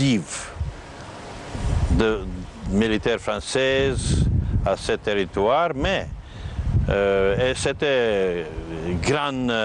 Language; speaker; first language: French; non-native, fluent; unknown